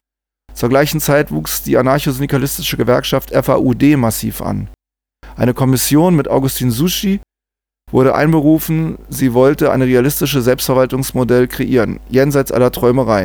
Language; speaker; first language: German; native; German